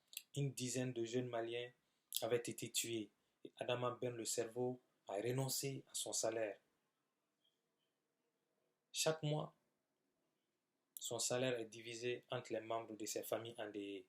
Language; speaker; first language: French; non-native, local second language; Bambara